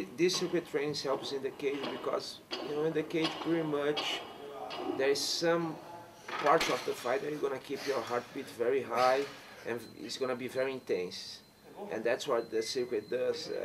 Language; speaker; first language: English; non-native, fluent; Portuguese